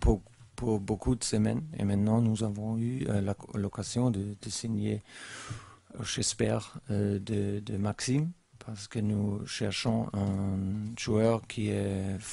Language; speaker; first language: French; non-native, learner; German